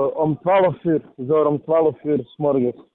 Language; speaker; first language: Dutch; non-native, fluent; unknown